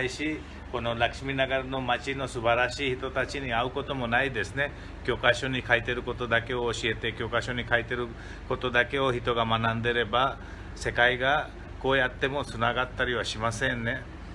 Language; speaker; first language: Japanese; non-native, fluent; Hindi